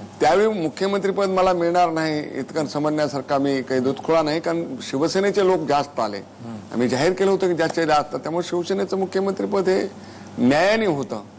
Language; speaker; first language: Marathi; native; Marathi